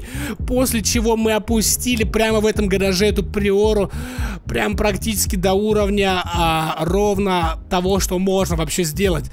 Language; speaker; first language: Russian; native; Russian